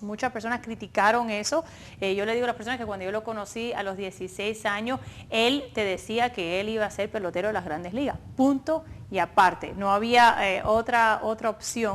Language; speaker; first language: Spanish; early bilingual, other home language; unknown